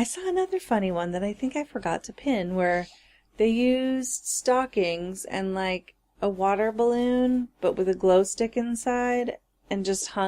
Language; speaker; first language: English; native; English